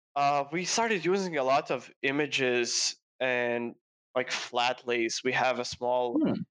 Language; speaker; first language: English; non-native, fluent; Lithuanian